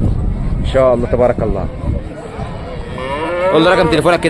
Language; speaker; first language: Arabic; native; Arabic